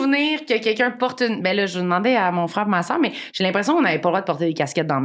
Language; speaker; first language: French; native; French